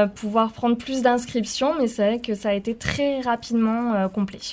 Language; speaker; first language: French; native; French